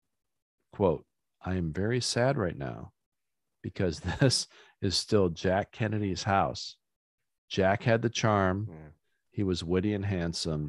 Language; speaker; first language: English; native; English